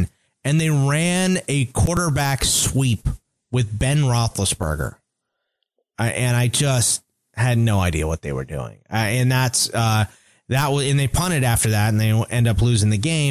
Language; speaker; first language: English; native; English